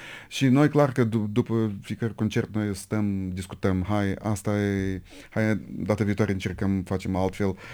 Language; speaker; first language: Romanian; non-native, local second language; Russian